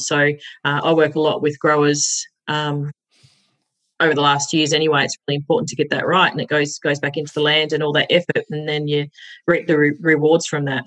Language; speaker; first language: English; native; English